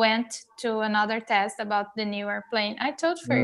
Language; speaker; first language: English; non-native, learner; Portuguese